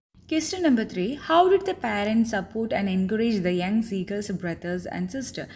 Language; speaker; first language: English; non-native, local second language; Malayalam